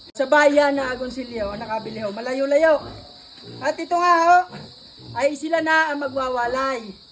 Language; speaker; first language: Filipino; native; Filipino